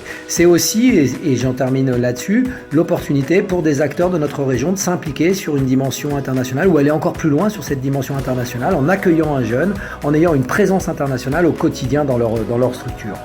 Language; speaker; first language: French; native; French